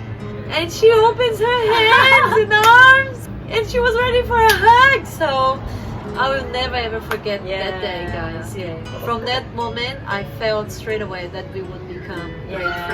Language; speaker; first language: English; non-native, fluent; Portuguese